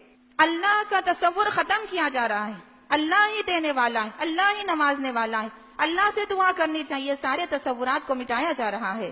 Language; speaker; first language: Urdu; native; Urdu